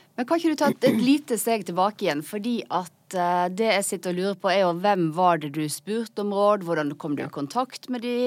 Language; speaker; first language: Norwegian; native; Norwegian